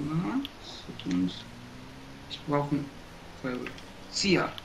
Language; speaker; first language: German; native; German